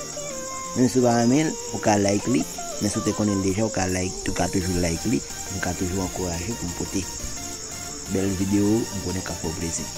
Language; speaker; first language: French; non-native, learner; Haitian Creole